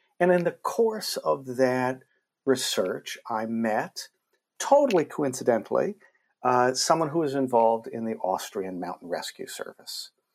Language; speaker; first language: English; native; English